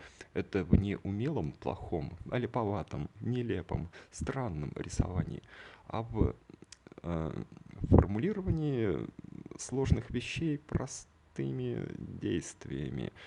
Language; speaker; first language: Russian; native; Russian